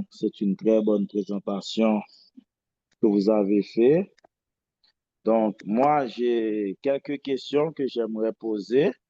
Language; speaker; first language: French; non-native, local second language; Haitian Creole